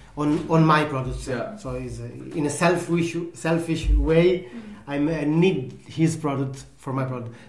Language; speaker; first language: English; non-native, learner; Italian